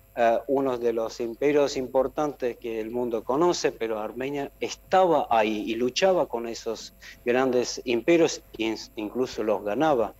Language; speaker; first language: Spanish; non-native, fluent; Armenian